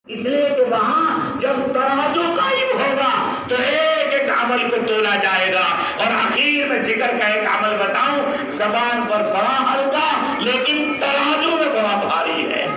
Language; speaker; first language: Urdu; native; Urdu